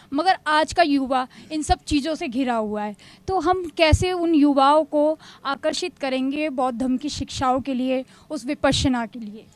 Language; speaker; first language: Hindi; native; Hindi